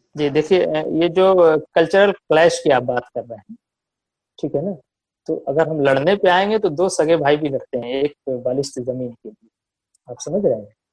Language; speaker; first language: Hindi; native; Hindi